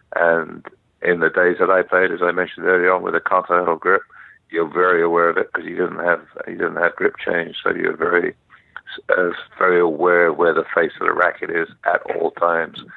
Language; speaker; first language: English; native; English